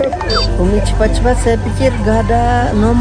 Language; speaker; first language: Indonesian; non-native, learner; Turkish